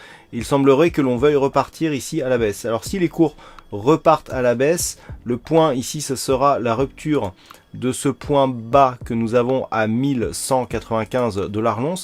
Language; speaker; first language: French; native; French